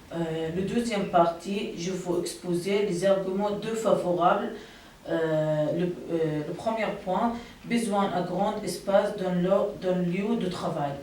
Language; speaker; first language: French; non-native, learner; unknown